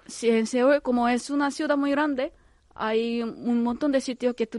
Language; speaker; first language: Spanish; non-native, fluent; Korean